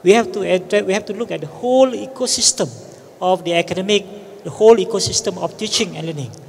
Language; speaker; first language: English; non-native, local second language; Malay